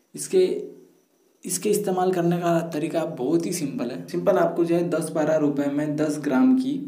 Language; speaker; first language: Hindi; non-native, local second language; Marathi